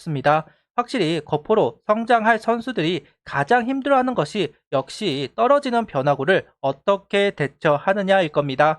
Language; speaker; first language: Korean; native; Korean